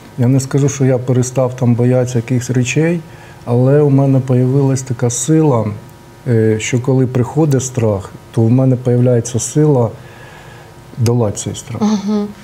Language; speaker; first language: Ukrainian; non-native, local second language; Russian